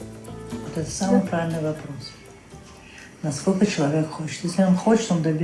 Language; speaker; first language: Russian; native; Russian